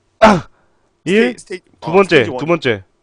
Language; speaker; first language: Korean; native; Korean